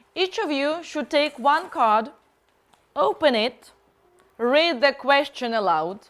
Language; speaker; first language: English; non-native, fluent; Russian